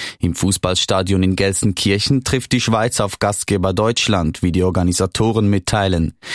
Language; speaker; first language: German; native; German